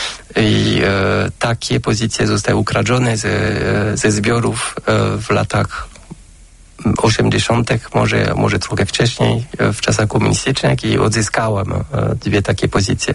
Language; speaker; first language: Polish; non-native, fluent; French